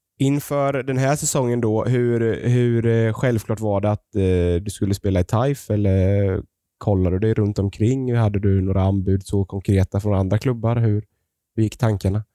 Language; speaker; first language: Swedish; native; Swedish